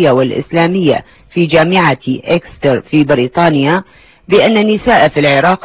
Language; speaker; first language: Arabic; native; Arabic